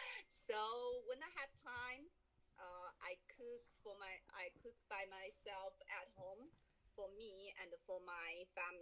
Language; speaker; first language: English; non-native, learner; Chinese